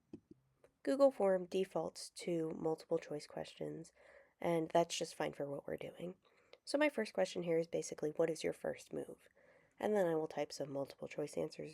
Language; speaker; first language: English; native; English